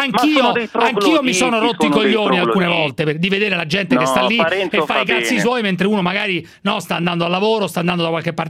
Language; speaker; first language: Italian; native; Italian